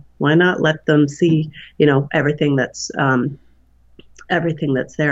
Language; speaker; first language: English; native; English